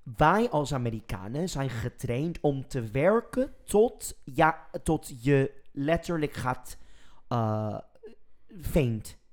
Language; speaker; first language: Dutch; non-native, fluent; English